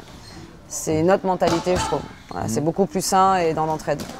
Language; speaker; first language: French; native; French